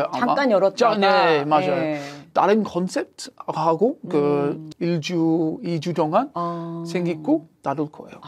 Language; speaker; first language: Korean; non-native, learner; English